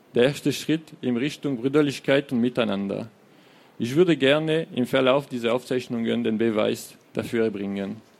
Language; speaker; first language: German; non-native, fluent; French